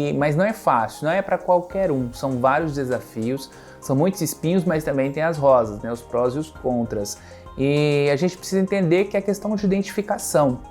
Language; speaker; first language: Portuguese; native; Portuguese